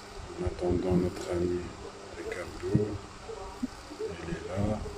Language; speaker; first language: French; non-native, local second language; Arabic